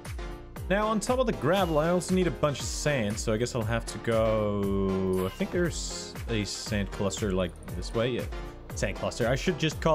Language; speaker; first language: English; native; English